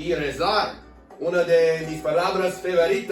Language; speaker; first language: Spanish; non-native, learner; English